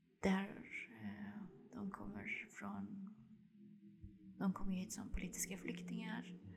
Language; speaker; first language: Swedish; early bilingual, other home language; Spanish